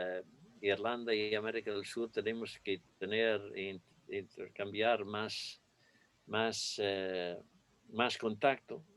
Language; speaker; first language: Spanish; non-native, fluent; English